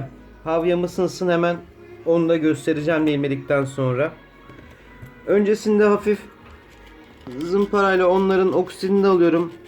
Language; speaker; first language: Turkish; native; Turkish